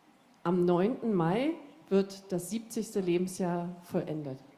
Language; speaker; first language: German; native; German